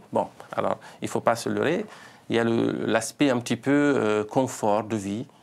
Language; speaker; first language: French; non-native, local second language; Fula